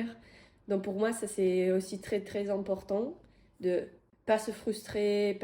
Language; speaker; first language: French; non-native, fluent; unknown